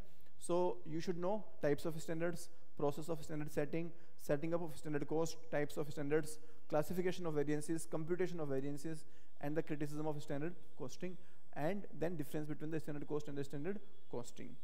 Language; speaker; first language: English; non-native, local second language; Hindi